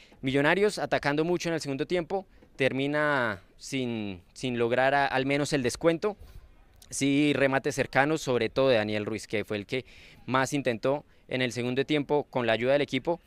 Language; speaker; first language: Spanish; native; Spanish